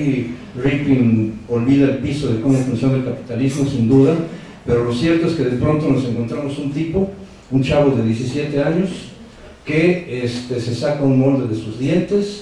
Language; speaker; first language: Spanish; native; Spanish